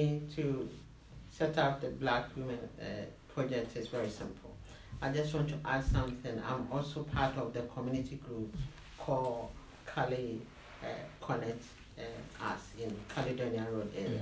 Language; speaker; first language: English; non-native, local second language; Akan